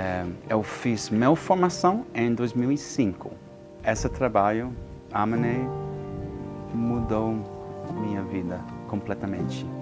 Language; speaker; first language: Portuguese; non-native, learner; English